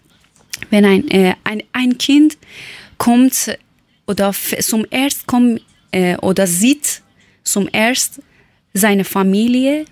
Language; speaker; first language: German; non-native, learner; Persian